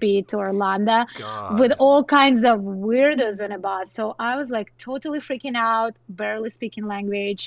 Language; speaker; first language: English; non-native, fluent; Russian